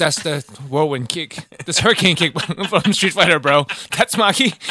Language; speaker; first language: English; native; English